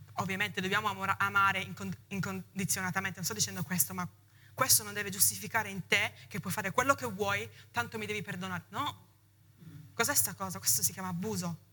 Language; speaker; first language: Italian; early bilingual, heritage; Italian